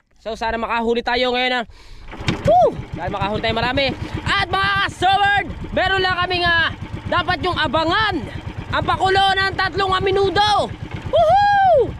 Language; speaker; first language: Filipino; native; Filipino